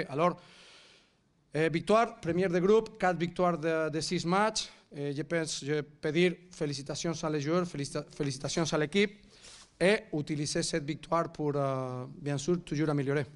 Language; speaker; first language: French; non-native, fluent; Catalan